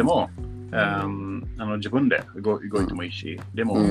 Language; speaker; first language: Japanese; non-native, learner; Swedish